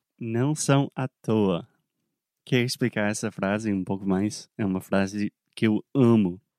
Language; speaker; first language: Portuguese; non-native, fluent; English